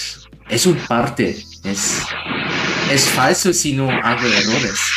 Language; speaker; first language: Spanish; non-native, learner; German